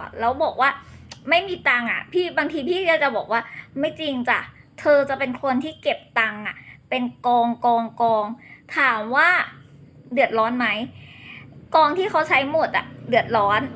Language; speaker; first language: Thai; native; Thai